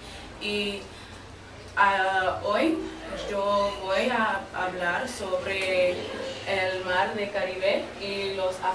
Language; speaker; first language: Spanish; early bilingual, heritage; English